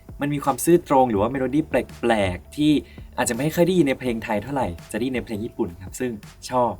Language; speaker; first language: Thai; native; Thai